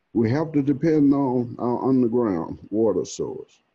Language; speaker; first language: English; native; English